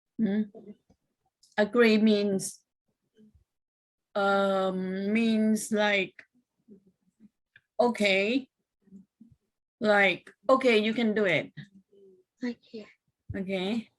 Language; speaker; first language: English; non-native, fluent; Thai